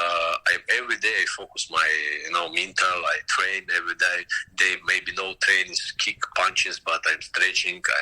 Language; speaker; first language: English; non-native, learner; Russian